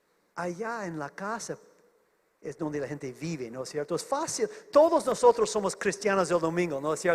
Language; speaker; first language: Spanish; non-native, fluent; English